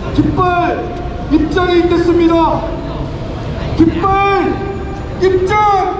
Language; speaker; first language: Korean; native; Korean